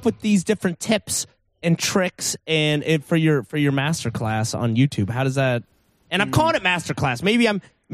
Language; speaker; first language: English; native; English